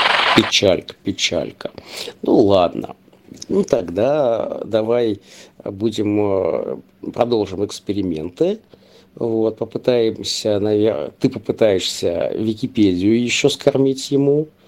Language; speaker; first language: Russian; native; Russian